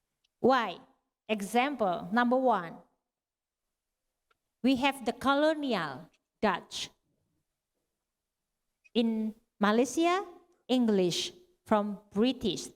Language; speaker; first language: English; non-native, learner; Indonesian